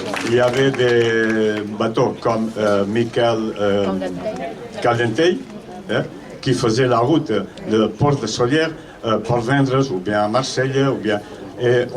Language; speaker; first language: French; non-native, learner; Catalan